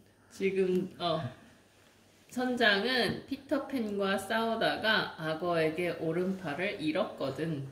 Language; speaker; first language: Korean; native; Korean